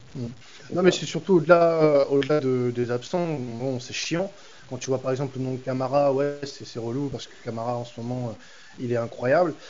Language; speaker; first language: French; native; French